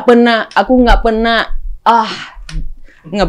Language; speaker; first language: Indonesian; non-native, fluent; Thai